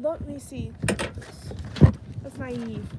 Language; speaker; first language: English; native; English